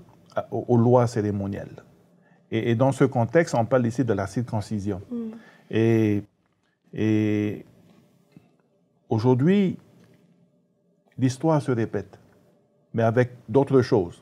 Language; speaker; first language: French; native; French